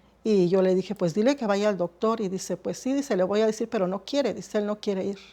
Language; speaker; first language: Spanish; native; Spanish